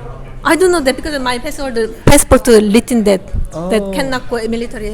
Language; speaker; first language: English; non-native, learner; Korean